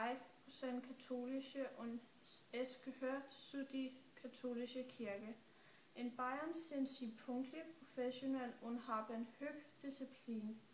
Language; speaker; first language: German; non-native, learner; Danish